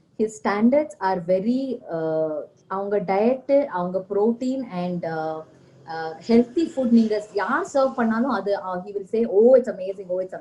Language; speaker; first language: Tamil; non-native, fluent; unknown